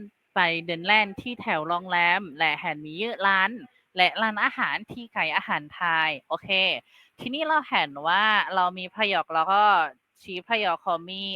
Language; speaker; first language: Thai; non-native, fluent; Indonesian